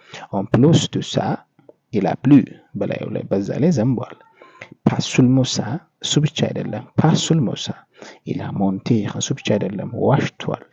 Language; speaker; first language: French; non-native, fluent; Amharic